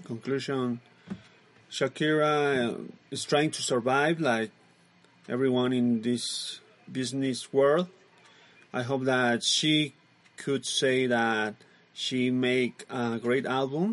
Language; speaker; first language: English; non-native, learner; Spanish